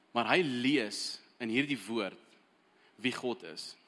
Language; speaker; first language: Afrikaans; early bilingual, heritage; Afrikaans